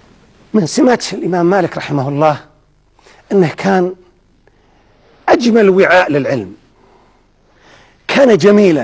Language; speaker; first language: Arabic; native; Arabic